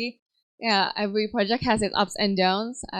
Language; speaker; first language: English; non-native, fluent; Indonesian